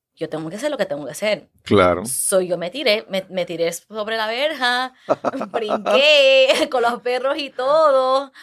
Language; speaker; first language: Spanish; early bilingual, heritage; Spanish